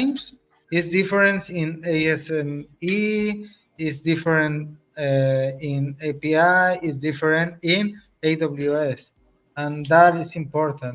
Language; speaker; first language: English; non-native, learner; Spanish